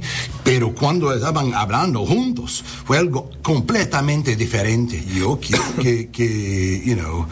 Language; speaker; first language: Spanish; non-native, learner; English